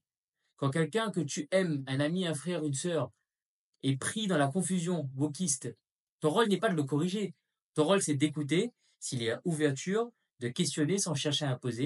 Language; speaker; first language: French; native; French